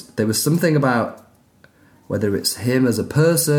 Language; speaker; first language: English; native; English